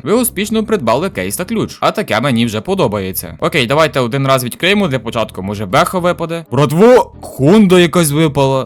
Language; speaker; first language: Ukrainian; native; Ukrainian